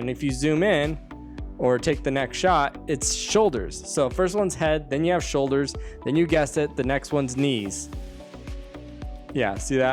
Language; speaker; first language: English; native; English